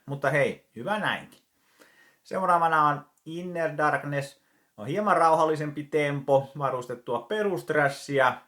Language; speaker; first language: Finnish; native; Finnish